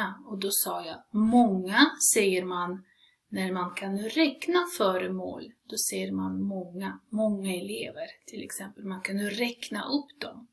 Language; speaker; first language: Swedish; non-native, fluent; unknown